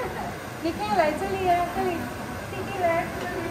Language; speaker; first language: Chinese; non-native, fluent; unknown